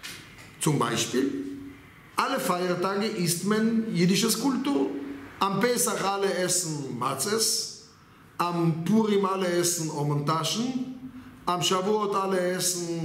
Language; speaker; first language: German; non-native, fluent; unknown